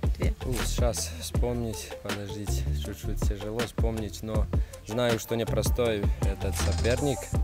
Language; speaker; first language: Russian; non-native, fluent; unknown